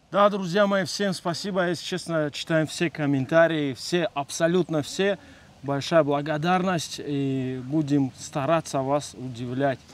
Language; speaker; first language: Russian; non-native, local second language; Tajik